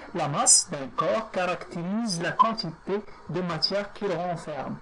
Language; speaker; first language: French; non-native, local second language; Arabic